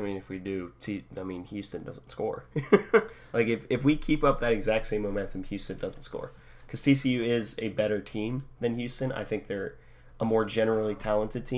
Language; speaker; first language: English; native; English